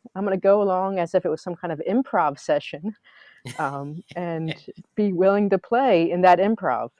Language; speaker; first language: English; native; English